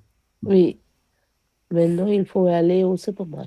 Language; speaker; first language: French; non-native, learner; Sinhala